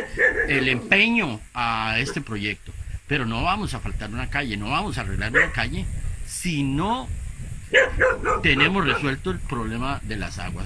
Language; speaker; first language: Spanish; native; Spanish